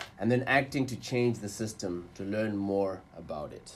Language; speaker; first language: English; non-native, local second language; Nyanja